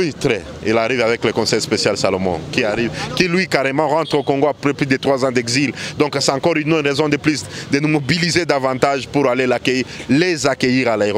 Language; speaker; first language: French; non-native, local second language; Swahili